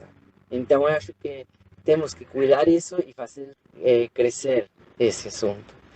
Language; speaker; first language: Portuguese; non-native, fluent; Spanish